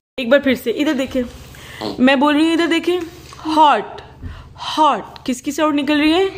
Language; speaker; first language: Urdu; native; Urdu